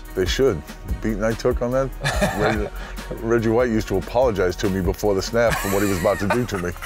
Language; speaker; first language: English; native; English